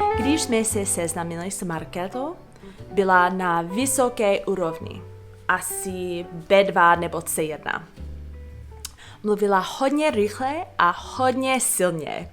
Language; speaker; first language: Czech; non-native, fluent; English